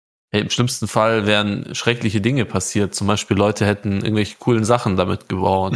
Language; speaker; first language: German; native; German